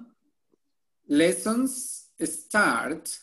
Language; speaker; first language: English; non-native, fluent; Spanish